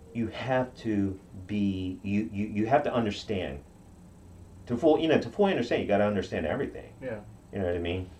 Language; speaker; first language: English; non-native, fluent; Japanese